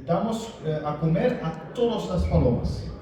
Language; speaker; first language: Spanish; non-native, learner; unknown